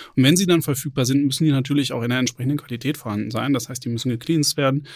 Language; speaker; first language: German; native; German